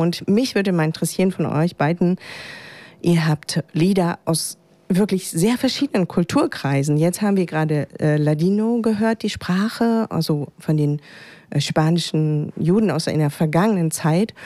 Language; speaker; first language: German; native; German